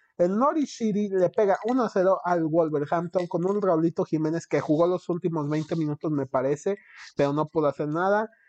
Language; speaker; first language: Spanish; early bilingual, heritage; Spanish